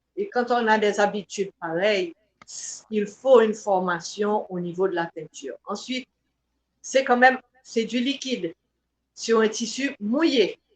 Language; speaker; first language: French; non-native, local second language; Haitian Creole